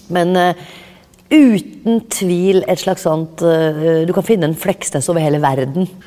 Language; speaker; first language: Norwegian; native; Norwegian